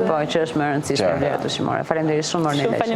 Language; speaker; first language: Albanian; native; Albanian